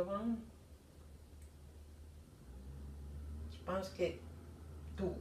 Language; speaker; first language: French; non-native, fluent; Spanish